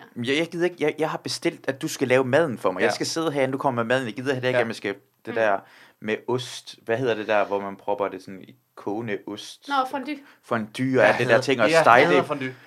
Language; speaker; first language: Danish; non-native, fluent; Persian